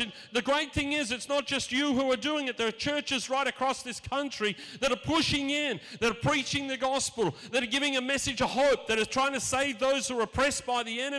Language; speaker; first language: English; native; English